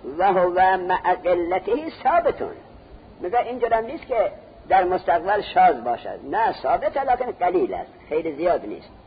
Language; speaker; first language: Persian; native; Persian